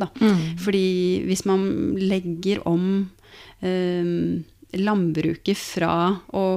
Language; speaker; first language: Norwegian; native; Norwegian